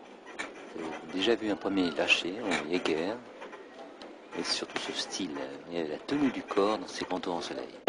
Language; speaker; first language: French; native; French